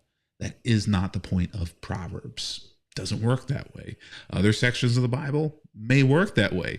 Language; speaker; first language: English; native; English